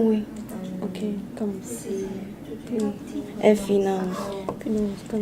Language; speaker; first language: French; non-native, learner; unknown